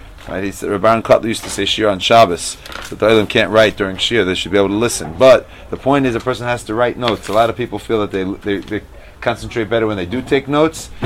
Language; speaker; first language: English; native; English